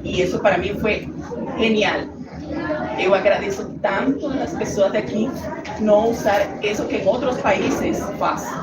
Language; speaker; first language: Portuguese; non-native, learner; Spanish